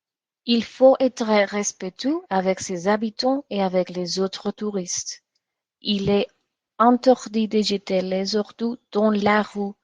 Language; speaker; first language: French; non-native, learner; Spanish